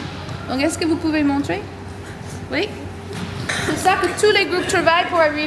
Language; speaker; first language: French; non-native, learner; English